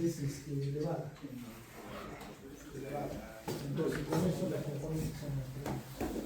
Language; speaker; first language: Spanish; native; Spanish